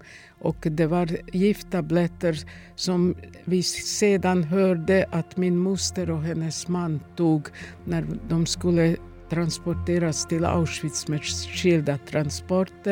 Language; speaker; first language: Swedish; non-native, fluent; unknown